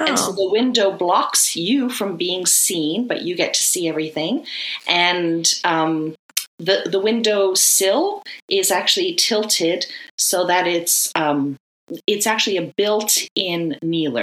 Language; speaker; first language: English; native; English